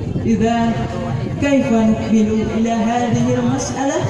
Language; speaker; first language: Arabic; non-native, learner; Indonesian